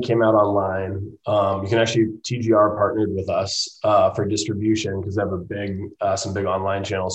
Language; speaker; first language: English; native; English